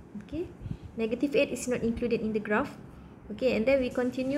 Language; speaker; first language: English; non-native, local second language; Malay